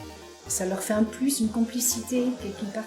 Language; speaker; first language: French; native; French